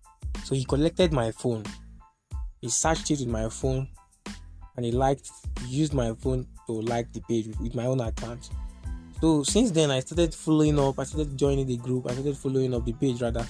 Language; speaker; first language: English; non-native, local second language; Igbo